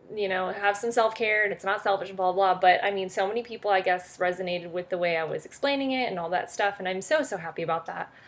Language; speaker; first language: English; early bilingual, other home language; French